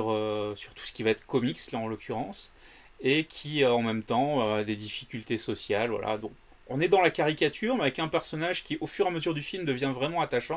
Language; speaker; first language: French; native; French